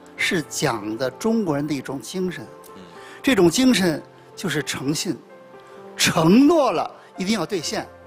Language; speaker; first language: Chinese; native; Chinese